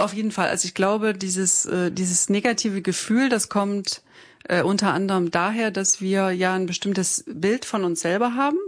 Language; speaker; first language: German; native; German